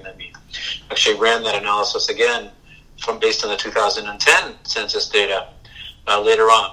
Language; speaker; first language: English; native; English